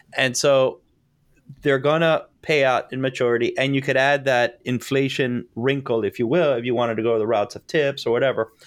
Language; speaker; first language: English; native; English